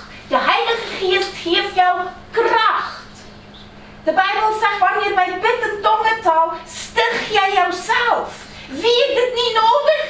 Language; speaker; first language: Dutch; non-native, fluent; Afrikaans